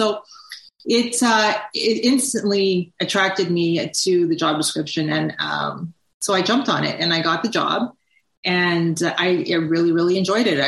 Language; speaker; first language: English; native; English